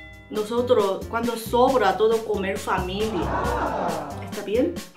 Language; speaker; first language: Spanish; non-native, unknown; Korean